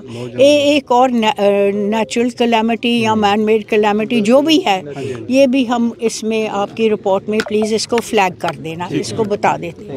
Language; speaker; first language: Hindi; non-native, local second language; Punjabi